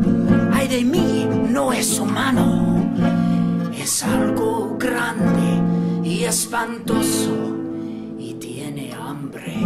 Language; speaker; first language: Spanish; non-native, learner; English